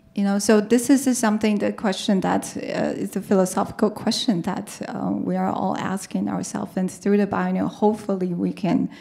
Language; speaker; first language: English; non-native, fluent; Chinese